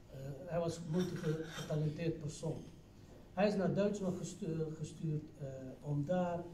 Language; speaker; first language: Dutch; non-native, fluent; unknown